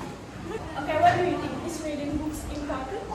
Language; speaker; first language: English; non-native, learner; Indonesian